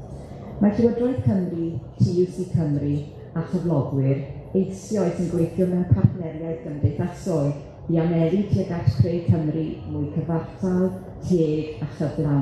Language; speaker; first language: Welsh; native; Welsh